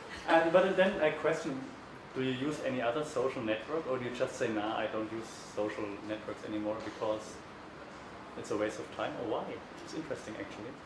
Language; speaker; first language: English; non-native, fluent; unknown